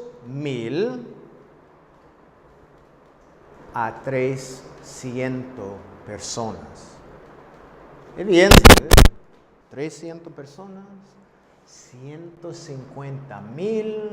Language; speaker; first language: Spanish; non-native, fluent; English